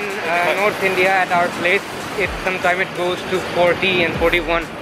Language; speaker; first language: English; non-native, local second language; Hindi